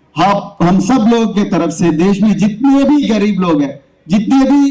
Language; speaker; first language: Hindi; non-native, local second language; Telugu